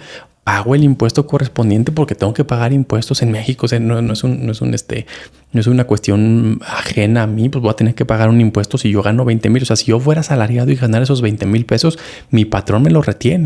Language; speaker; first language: Spanish; native; Spanish